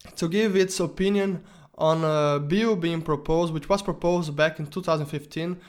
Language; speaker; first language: English; non-native, fluent; Portuguese